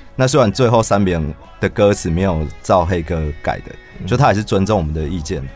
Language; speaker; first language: Chinese; native; Chinese